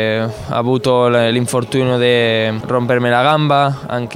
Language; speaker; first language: Italian; non-native, fluent; Spanish